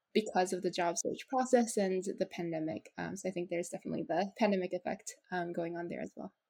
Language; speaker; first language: English; non-native, fluent; Japanese